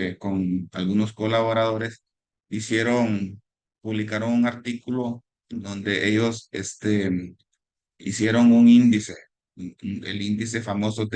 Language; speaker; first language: Spanish; native; Spanish